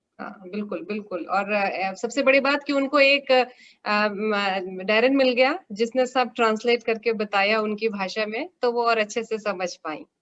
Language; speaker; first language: Hindi; native; Hindi